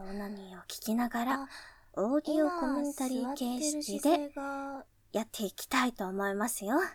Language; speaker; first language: Japanese; native; Japanese